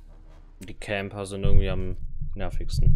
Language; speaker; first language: German; native; German